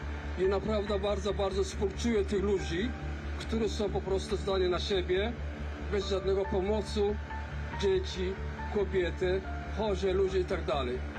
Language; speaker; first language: Polish; non-native, fluent; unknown